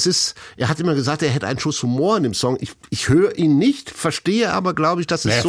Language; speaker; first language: German; native; German